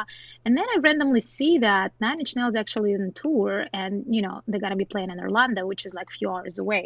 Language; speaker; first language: English; non-native, fluent; Russian